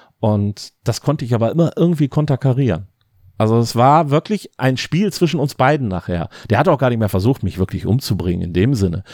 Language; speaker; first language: German; native; German